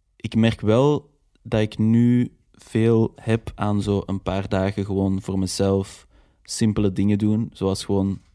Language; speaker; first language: Dutch; native; Dutch